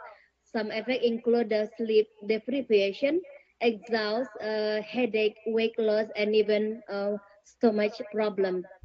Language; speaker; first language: English; non-native, learner; Indonesian